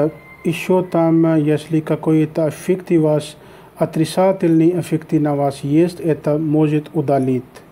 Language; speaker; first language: Russian; non-native, learner; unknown